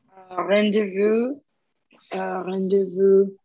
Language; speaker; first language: French; non-native, learner; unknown